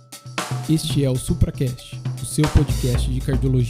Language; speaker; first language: Portuguese; native; Portuguese